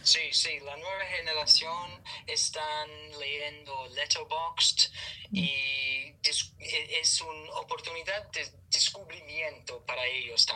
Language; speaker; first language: Spanish; non-native, learner; English